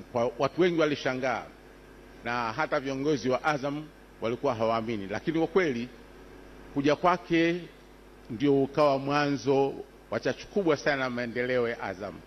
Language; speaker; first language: Swahili; native; Swahili